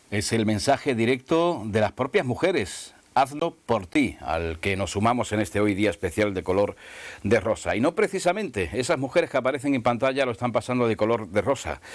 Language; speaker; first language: Spanish; native; Spanish